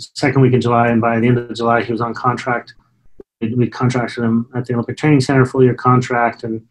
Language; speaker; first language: English; native; English